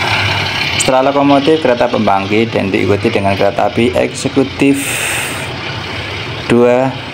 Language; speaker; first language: Indonesian; native; Indonesian